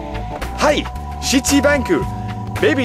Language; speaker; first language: Japanese; non-native, learner; English